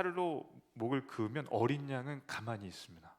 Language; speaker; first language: Korean; native; Korean